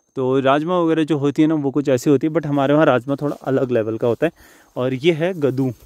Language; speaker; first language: Hindi; native; Hindi